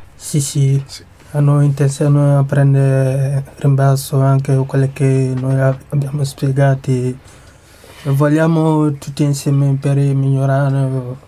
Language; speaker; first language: Italian; non-native, learner; Mandingo